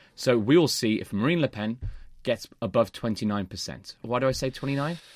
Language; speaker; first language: English; native; English